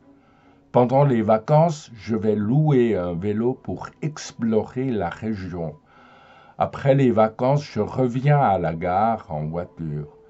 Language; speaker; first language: French; non-native, fluent; German